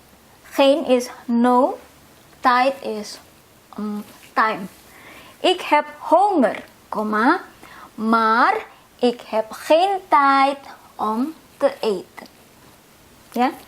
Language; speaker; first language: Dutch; non-native, fluent; Indonesian